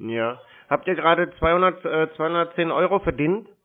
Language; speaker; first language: German; native; German